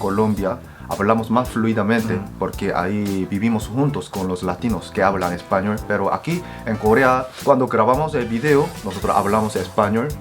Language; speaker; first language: Spanish; non-native, fluent; Korean